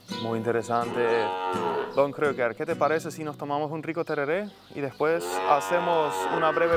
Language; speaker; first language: Spanish; native; Spanish